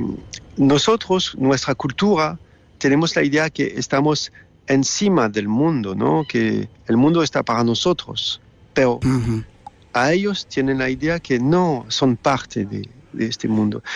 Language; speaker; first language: Spanish; non-native, learner; French